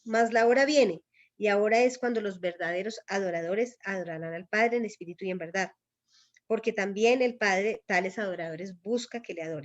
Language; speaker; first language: Spanish; native; Spanish